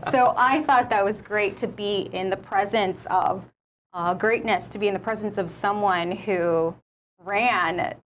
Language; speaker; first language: English; native; English